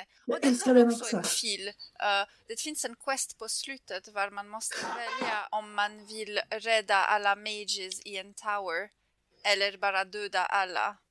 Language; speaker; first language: Swedish; non-native, fluent; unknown